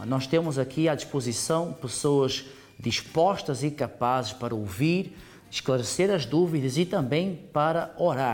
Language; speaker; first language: Portuguese; native; Portuguese